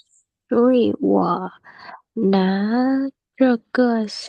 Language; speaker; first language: Chinese; non-native, learner; Vietnamese